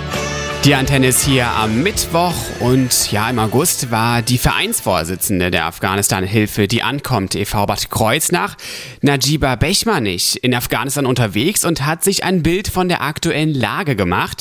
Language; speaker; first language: German; native; German